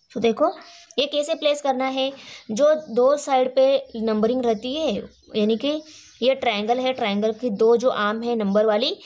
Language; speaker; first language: Hindi; non-native, local second language; Marathi